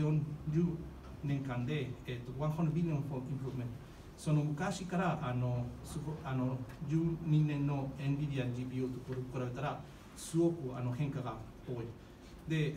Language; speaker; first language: Japanese; non-native, fluent; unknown